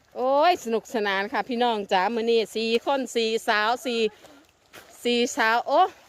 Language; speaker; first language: Thai; non-native, local second language; Northeastern Thai